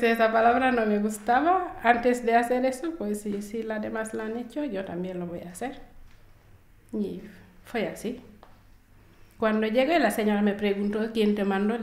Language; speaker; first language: Spanish; non-native, fluent; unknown